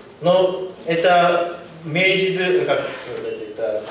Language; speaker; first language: Russian; non-native, learner; Japanese